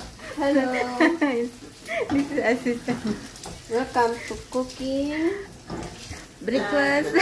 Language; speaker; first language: English; non-native, local second language; Filipino